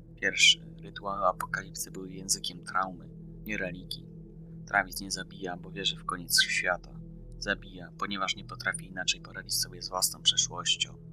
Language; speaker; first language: Polish; native; Polish